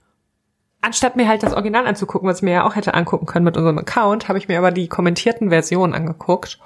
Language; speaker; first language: German; native; German